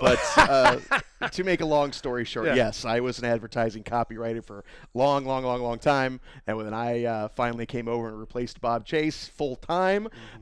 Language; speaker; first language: English; native; English